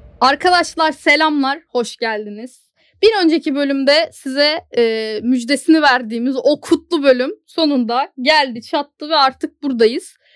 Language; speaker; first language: Turkish; native; Turkish